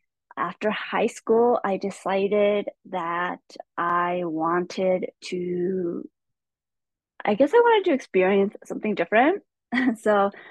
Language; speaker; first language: English; early bilingual, other home language; Hmong